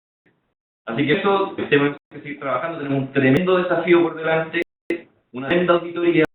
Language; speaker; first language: Spanish; native; Spanish